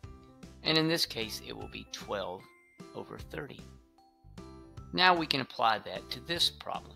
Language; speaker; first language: English; native; English